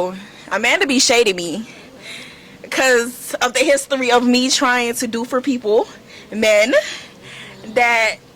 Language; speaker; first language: English; native; English